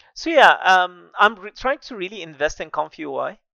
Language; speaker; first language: English; non-native, fluent; Arabic